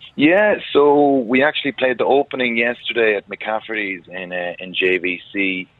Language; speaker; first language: English; native; English